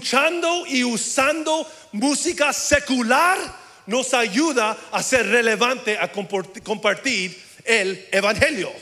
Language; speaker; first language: Spanish; early bilingual, heritage; English